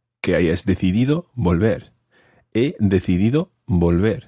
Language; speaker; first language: Spanish; non-native, fluent; English